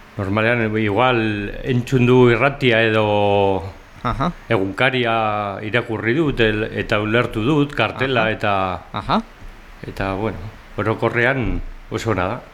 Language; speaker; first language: Basque; non-native, local second language; Spanish